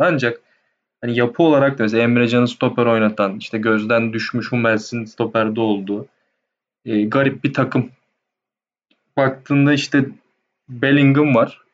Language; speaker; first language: Turkish; native; Turkish